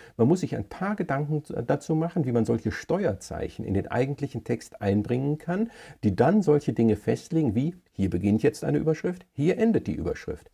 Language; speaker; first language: German; native; German